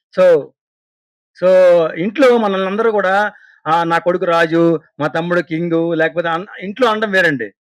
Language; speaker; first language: Telugu; native; Telugu